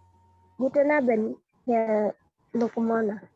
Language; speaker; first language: German; non-native, learner; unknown